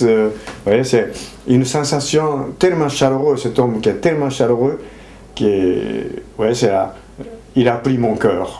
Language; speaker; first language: French; non-native, fluent; Japanese